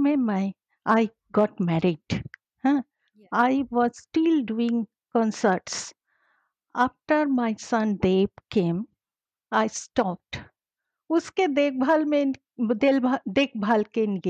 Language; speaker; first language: English; non-native, local second language; Bangla